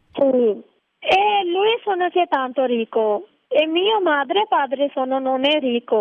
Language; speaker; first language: Italian; non-native, learner; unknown